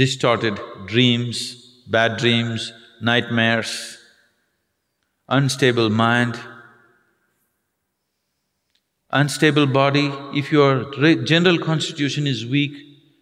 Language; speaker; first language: English; non-native, local second language; Tamil